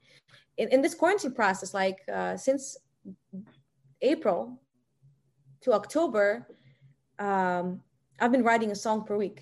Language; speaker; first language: English; non-native, fluent; Russian